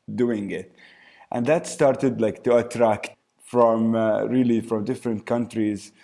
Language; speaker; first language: English; early bilingual, other home language; Arabic